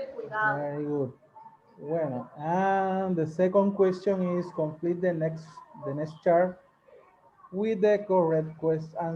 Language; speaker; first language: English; non-native, learner; Spanish